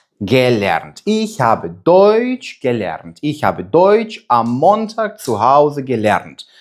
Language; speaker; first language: German; non-native, fluent; Ukrainian